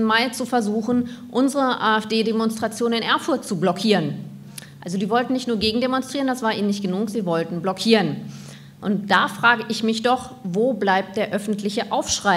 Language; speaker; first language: German; native; German